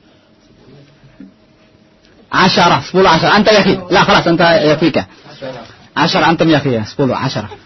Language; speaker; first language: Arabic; non-native, fluent; Indonesian